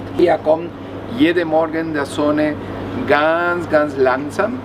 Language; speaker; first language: German; non-native, learner; Spanish